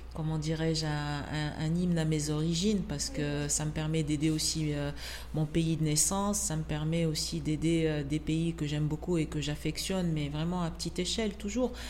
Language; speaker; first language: French; non-native, local second language; Arabic